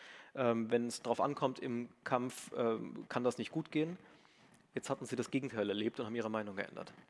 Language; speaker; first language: German; native; German